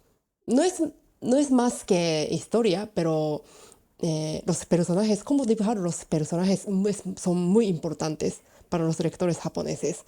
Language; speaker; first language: Spanish; non-native, learner; Japanese